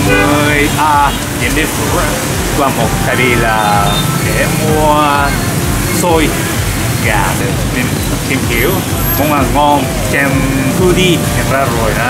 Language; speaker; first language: Vietnamese; non-native, learner; Japanese